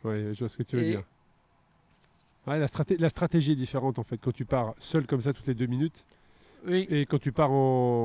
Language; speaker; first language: French; native; French